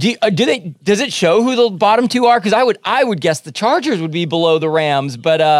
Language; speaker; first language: English; native; English